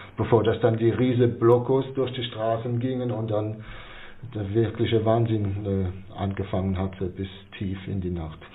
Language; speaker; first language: German; non-native, local second language; Swiss German